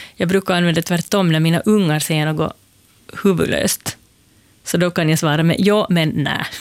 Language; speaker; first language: Swedish; native; Swedish